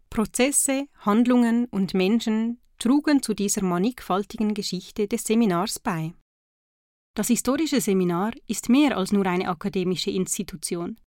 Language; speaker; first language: German; native; German